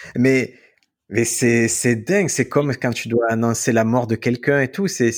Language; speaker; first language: French; native; French